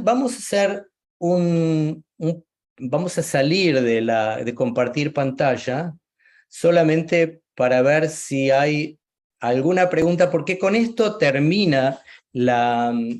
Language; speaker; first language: Spanish; native; Spanish